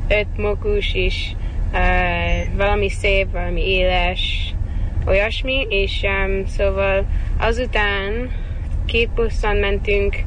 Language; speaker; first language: Hungarian; early bilingual, heritage; Hungarian